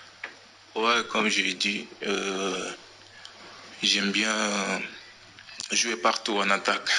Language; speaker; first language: French; non-native, local second language; Wolof